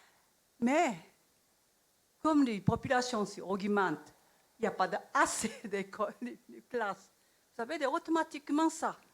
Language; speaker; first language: French; non-native, learner; Japanese